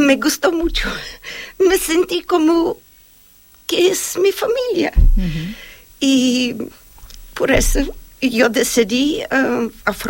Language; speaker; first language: Spanish; non-native, fluent; Bulgarian